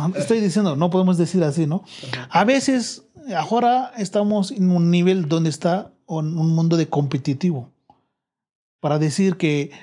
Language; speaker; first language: Spanish; non-native, fluent; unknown